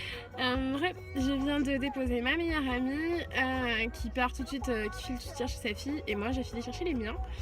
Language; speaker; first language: French; native; French